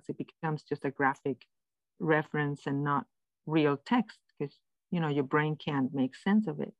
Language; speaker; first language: English; non-native, fluent; Spanish